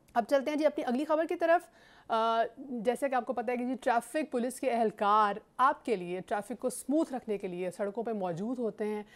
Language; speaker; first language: Urdu; native; Urdu